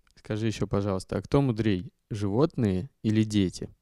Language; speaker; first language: Russian; native; Russian